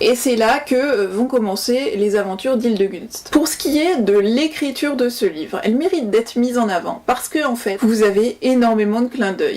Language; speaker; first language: French; native; French